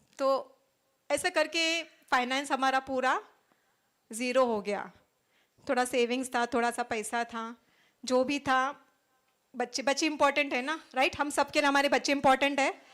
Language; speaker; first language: Hindi; non-native, local second language; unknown